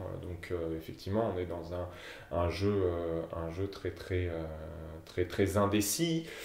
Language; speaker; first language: French; native; French